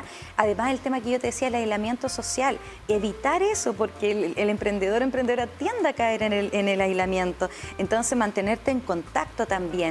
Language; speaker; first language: Spanish; native; Spanish